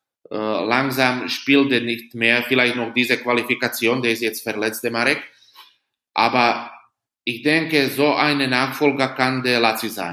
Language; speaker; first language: German; non-native, fluent; Slovak